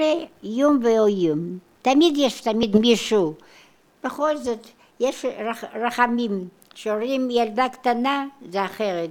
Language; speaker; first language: Hebrew; non-native, local second language; Polish